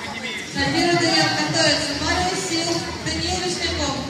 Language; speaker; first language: Russian; native; Russian